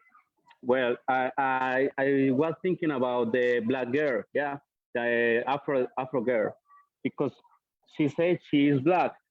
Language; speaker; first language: English; non-native, learner; Spanish